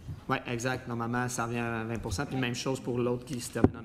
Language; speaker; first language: French; native; French